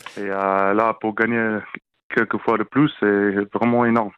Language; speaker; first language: French; non-native, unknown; Afrikaans